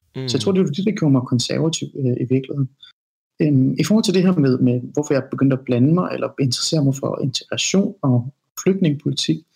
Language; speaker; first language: Danish; early bilingual, other home language; Persian